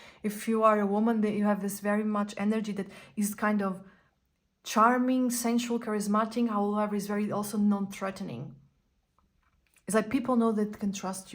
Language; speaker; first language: English; non-native, fluent; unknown